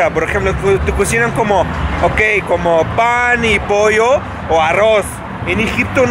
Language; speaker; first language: Spanish; non-native, learner; Arabic